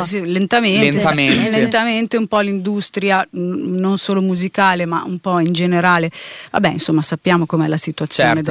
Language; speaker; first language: Italian; native; Italian